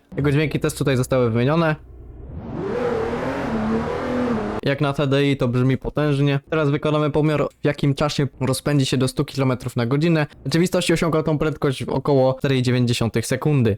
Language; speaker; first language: Polish; native; Polish